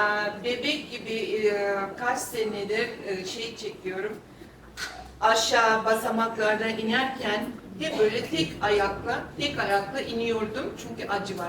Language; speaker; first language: Turkish; non-native, fluent; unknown